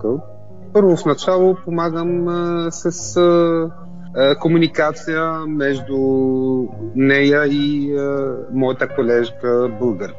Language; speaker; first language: Bulgarian; non-native, fluent; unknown